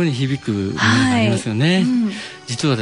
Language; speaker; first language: Japanese; native; Japanese